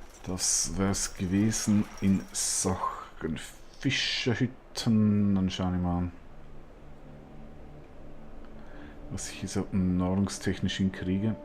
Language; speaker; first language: German; native; German